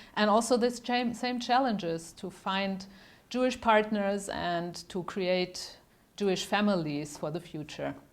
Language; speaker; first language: English; non-native, fluent; German